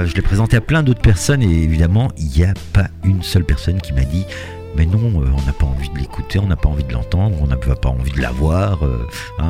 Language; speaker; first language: French; native; French